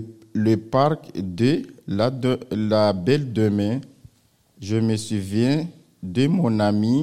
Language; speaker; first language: French; native; French